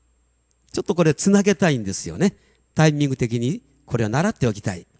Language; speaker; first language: Japanese; native; Japanese